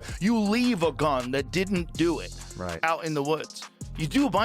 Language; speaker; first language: English; native; English